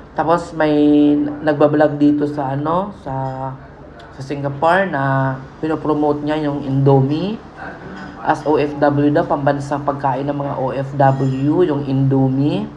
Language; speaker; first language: Filipino; non-native, local second language; Iloko